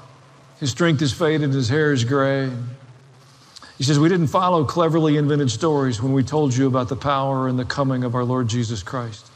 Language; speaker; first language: English; native; English